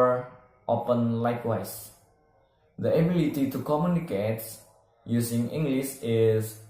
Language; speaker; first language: English; non-native, learner; Indonesian